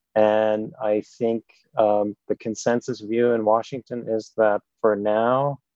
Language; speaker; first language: English; non-native, fluent; German